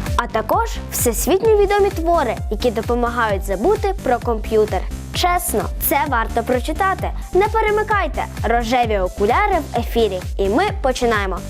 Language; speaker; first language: Ukrainian; native; Ukrainian